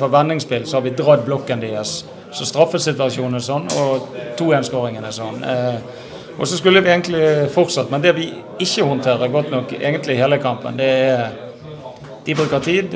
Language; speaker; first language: Norwegian; native; Norwegian